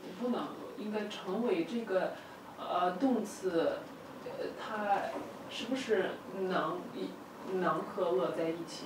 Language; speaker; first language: Chinese; non-native, fluent; Russian